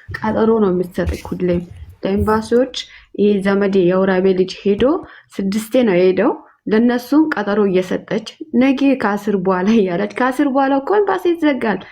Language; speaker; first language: Amharic; non-native, local second language; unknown